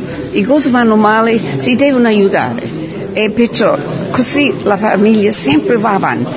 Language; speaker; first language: Italian; early bilingual, heritage; Italian